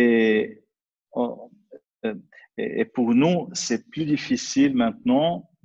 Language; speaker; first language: French; non-native, fluent; Arabic